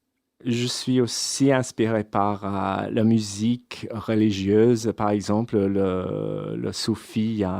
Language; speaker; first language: French; non-native, fluent; English